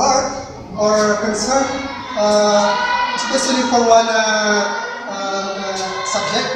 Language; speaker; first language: English; non-native, learner; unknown